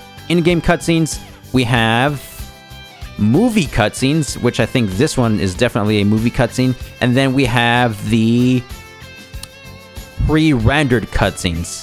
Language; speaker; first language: English; native; English